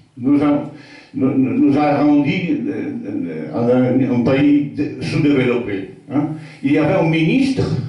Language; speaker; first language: French; non-native, fluent; Polish